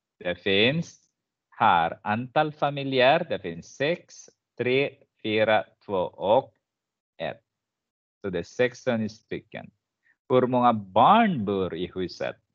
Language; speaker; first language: Swedish; non-native, fluent; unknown